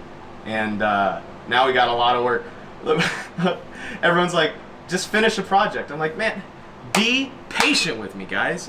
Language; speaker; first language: English; native; English